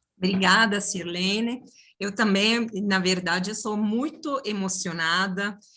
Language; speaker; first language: Portuguese; non-native, fluent; Italian